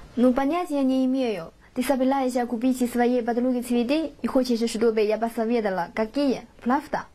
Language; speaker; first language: Russian; non-native, fluent; Chinese